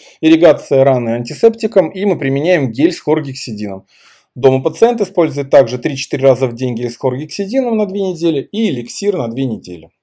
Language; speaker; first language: Russian; native; Russian